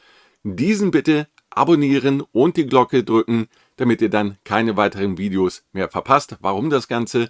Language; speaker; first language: German; native; German